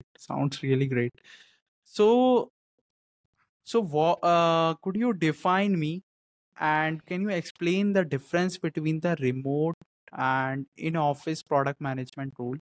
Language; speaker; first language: English; non-native, local second language; Hindi